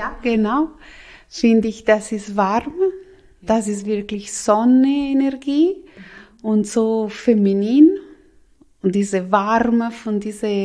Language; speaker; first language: German; non-native, local second language; Italian